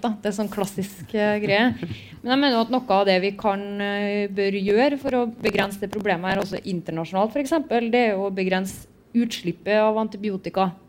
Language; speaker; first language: Norwegian; native; Norwegian